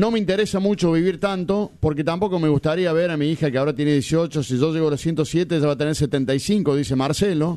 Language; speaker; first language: Spanish; native; Spanish